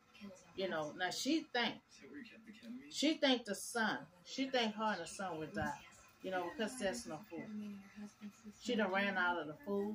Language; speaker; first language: English; native; English